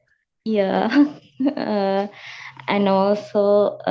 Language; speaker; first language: English; non-native, learner; Sinhala